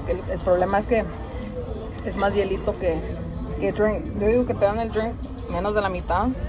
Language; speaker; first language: Spanish; early bilingual, heritage; Spanish